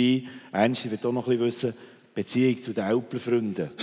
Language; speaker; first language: German; native; German